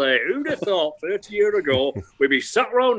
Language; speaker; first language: English; native; English